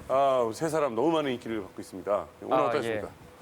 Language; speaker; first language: Korean; native; Korean